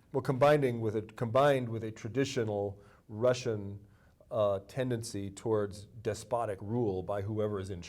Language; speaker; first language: English; native; English